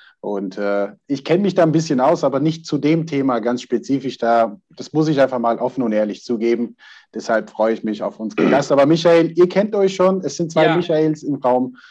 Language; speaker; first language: German; native; German